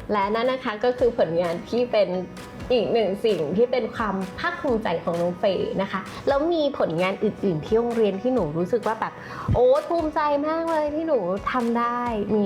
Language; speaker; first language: Thai; native; Thai